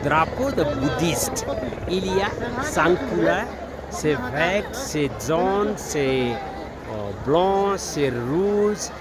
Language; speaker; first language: French; non-native, learner; Nepali